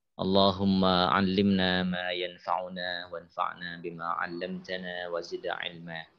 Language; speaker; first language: Arabic; non-native, fluent; Indonesian